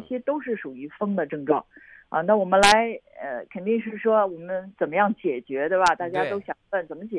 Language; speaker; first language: Chinese; native; Chinese